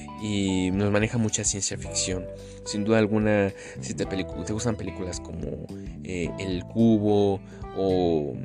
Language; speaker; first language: Spanish; native; Spanish